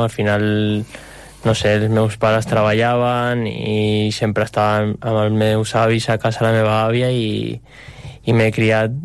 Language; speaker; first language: Catalan; non-native, local second language; Spanish